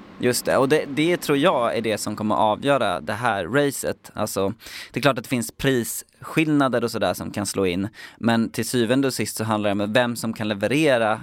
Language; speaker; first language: Swedish; native; Swedish